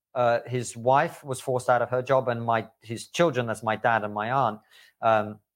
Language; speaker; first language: English; early bilingual, other home language; Russian